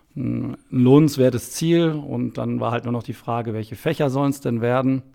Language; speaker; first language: German; native; German